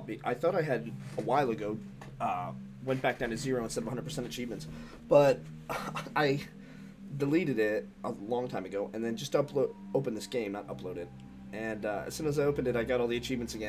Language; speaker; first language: English; native; English